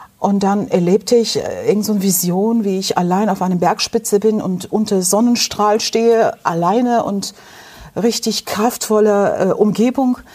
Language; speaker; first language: German; non-native, fluent; Turkish